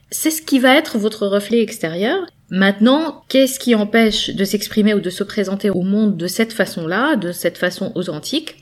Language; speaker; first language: French; native; French